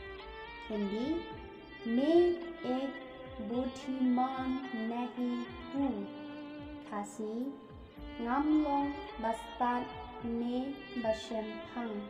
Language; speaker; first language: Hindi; non-native, local second language; Khasi